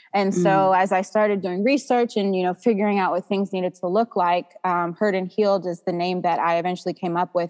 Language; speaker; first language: English; native; English